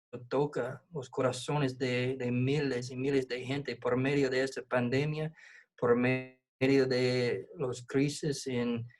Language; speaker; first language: Spanish; non-native, fluent; English